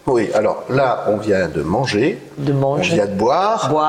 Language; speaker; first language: French; native; French